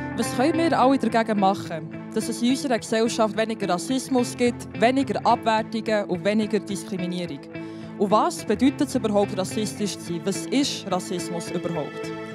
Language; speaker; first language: German; non-native, local second language; Albanian